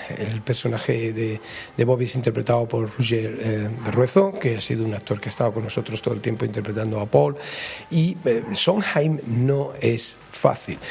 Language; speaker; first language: Spanish; native; Spanish